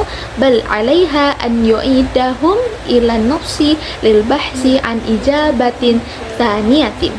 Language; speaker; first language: Arabic; non-native, learner; Indonesian